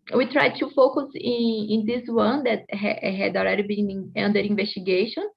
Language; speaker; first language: English; non-native, fluent; Portuguese